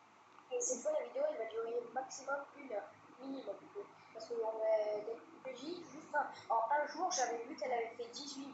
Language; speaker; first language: French; native; French